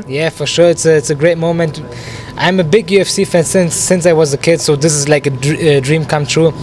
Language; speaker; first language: English; non-native, fluent; German